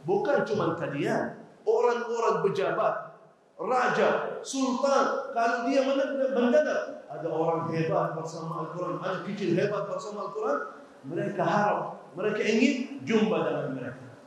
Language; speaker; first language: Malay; non-native, fluent; Arabic